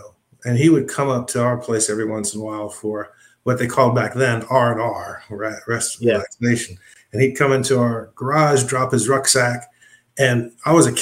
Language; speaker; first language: English; native; English